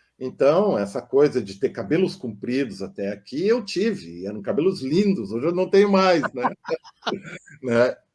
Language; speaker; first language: Portuguese; non-native, local second language; German